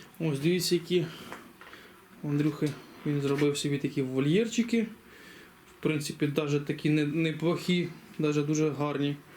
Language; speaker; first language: Ukrainian; native; Ukrainian